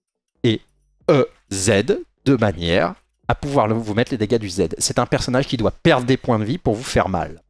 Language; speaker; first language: French; native; French